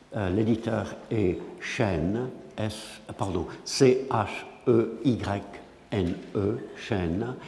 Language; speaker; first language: French; non-native, fluent; English